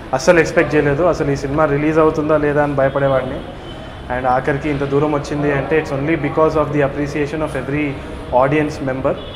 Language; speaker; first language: Telugu; native; Telugu